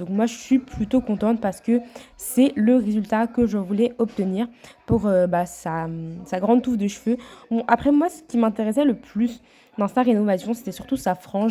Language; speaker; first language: French; native; French